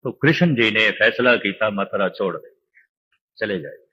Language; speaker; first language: Hindi; non-native, local second language; Punjabi